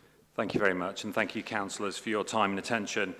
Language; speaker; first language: English; native; English